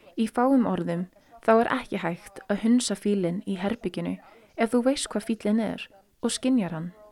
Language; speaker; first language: Icelandic; native; Icelandic